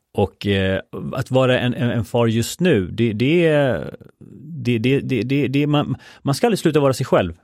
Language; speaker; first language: Swedish; early bilingual, other home language; Spanish